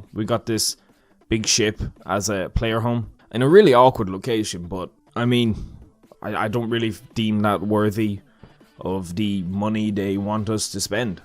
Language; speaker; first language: English; native; English